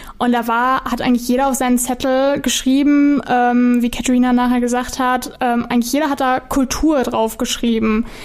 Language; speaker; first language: German; native; German